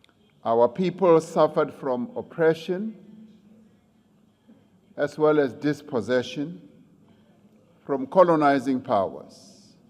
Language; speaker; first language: English; non-native, local second language; Venda